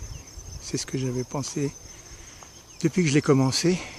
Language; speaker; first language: French; native; French